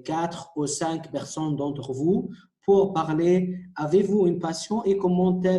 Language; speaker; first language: French; non-native, fluent; Arabic